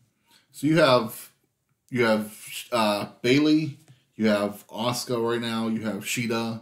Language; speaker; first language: English; native; English